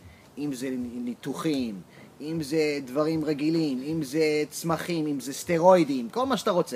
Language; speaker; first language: Hebrew; early bilingual, heritage; English